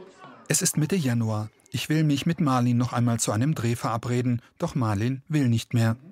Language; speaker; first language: German; native; German